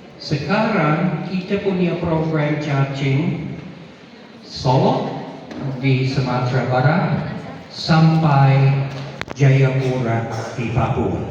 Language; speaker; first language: Indonesian; non-native, fluent; English